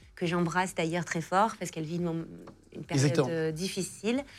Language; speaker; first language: French; native; French